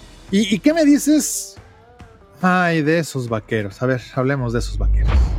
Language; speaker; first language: Spanish; native; Spanish